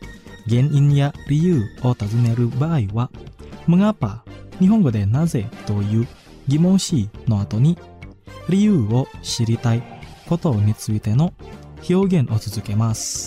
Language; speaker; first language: Japanese; non-native, fluent; Indonesian